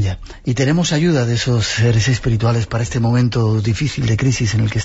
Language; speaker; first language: Spanish; native; Spanish